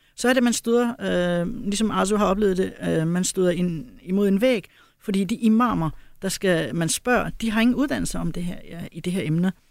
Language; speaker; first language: Danish; early bilingual, other home language; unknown